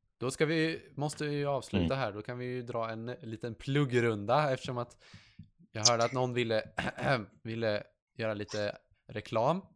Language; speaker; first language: Swedish; native; Swedish